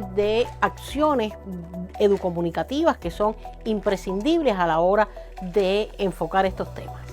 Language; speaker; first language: Spanish; native; Spanish